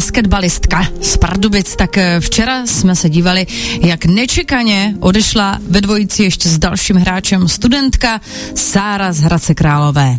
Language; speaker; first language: Czech; native; Czech